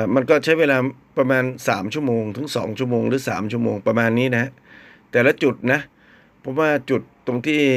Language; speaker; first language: Thai; native; Thai